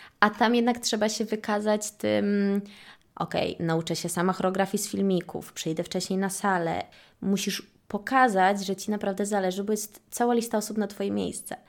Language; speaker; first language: Polish; native; Polish